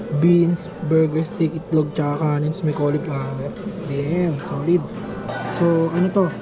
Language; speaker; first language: Filipino; native; Filipino